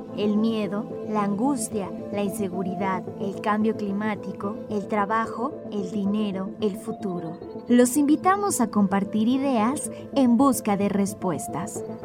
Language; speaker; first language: Spanish; native; Spanish